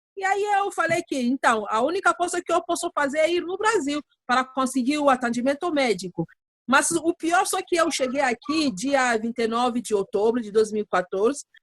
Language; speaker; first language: Portuguese; non-native, learner; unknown